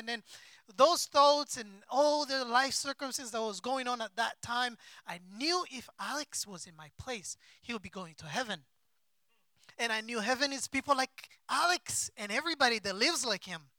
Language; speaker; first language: English; non-native, local second language; Kinyarwanda